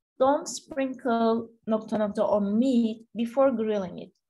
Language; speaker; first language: English; non-native, fluent; Turkish